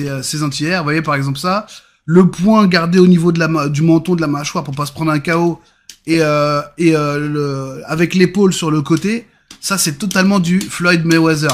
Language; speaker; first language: French; native; French